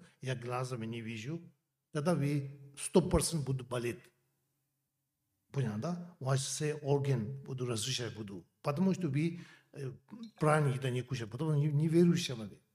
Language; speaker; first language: Russian; non-native, learner; Tibetan